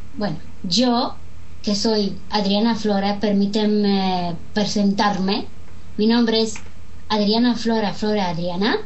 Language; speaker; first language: Spanish; non-native, fluent; Romanian